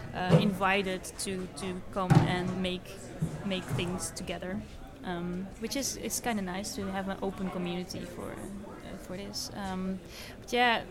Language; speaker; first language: English; non-native, fluent; Dutch